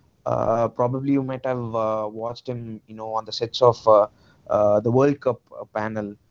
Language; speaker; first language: English; non-native, local second language; Tamil